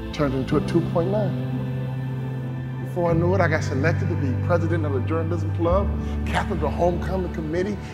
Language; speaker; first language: English; native; English